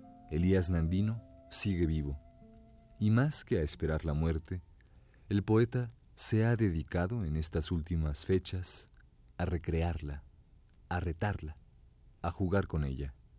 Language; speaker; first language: Spanish; native; Spanish